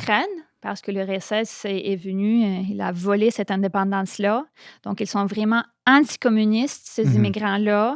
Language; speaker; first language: French; non-native, fluent; Ukrainian